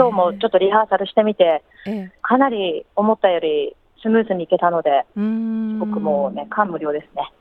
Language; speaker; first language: Japanese; native; Japanese